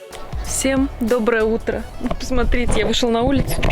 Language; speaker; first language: Russian; native; Russian